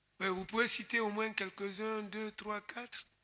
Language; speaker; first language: French; native; French